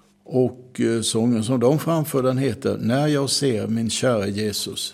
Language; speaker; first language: Swedish; native; Swedish